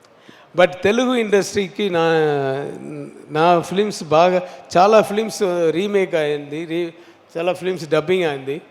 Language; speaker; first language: Telugu; non-native, learner; Tamil